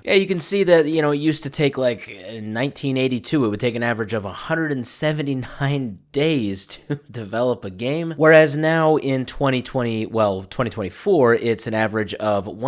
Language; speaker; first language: English; native; English